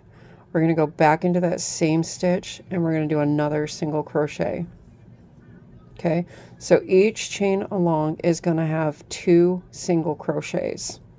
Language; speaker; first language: English; native; English